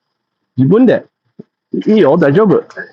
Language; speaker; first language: Japanese; non-native, learner; English